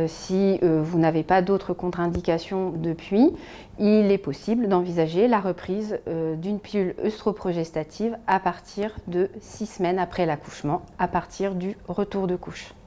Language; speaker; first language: French; native; French